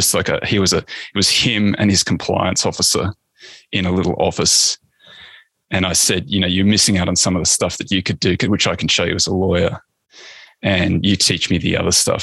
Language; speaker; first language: English; native; English